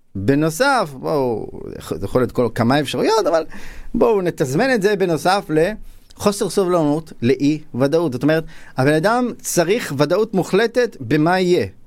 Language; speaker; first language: Hebrew; native; Hebrew